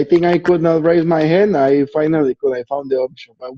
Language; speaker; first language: English; non-native, fluent; Spanish